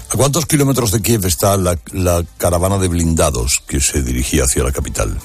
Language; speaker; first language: Spanish; native; Spanish